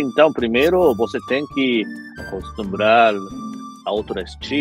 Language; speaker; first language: Portuguese; non-native, fluent; Japanese